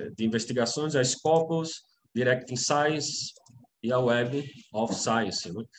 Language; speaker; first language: Spanish; non-native, learner; Portuguese